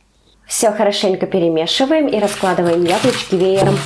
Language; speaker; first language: Russian; native; Russian